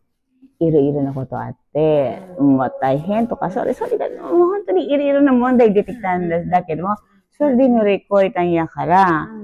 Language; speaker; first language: Japanese; non-native, learner; Filipino